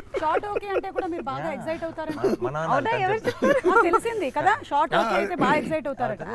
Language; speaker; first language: Telugu; native; Telugu